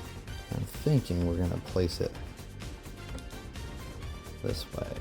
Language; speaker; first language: English; native; English